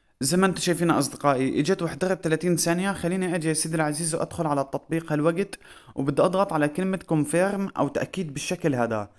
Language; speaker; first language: Arabic; native; Arabic